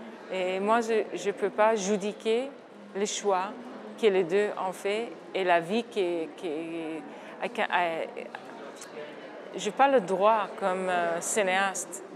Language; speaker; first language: French; non-native, fluent; Hebrew